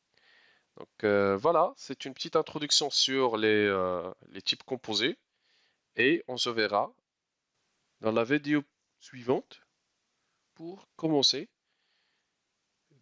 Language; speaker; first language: French; non-native, local second language; Arabic